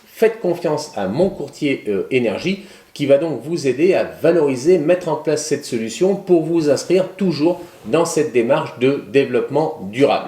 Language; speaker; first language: French; native; French